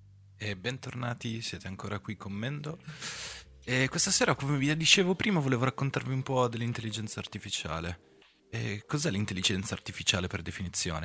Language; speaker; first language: Italian; native; Italian